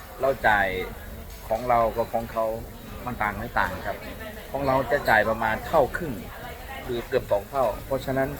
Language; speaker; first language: Thai; native; Thai